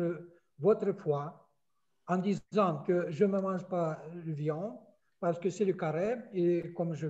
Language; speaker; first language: French; non-native, fluent; Romanian